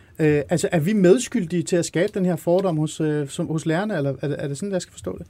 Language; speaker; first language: Danish; early bilingual, other home language; Persian